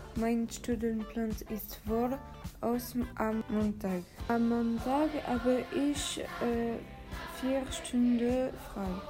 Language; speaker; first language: German; non-native, learner; French